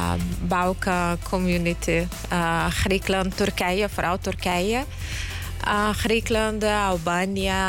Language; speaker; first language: Dutch; non-native, fluent; Portuguese